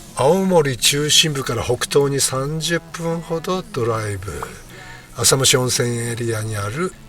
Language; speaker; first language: Japanese; native; Japanese